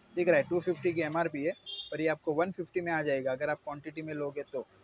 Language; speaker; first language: Hindi; non-native, local second language; Gujarati